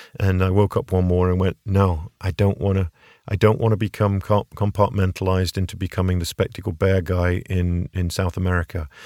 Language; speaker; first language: English; native; English